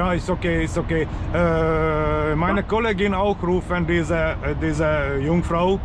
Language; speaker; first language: German; non-native, learner; Hungarian